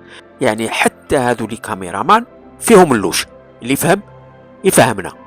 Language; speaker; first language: Arabic; non-native, local second language; Kabyle